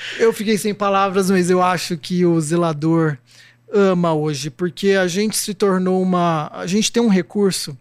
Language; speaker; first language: Portuguese; native; Portuguese